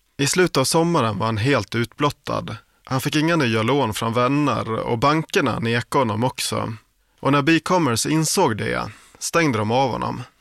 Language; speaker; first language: Swedish; native; Swedish